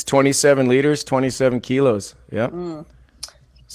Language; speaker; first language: English; native; English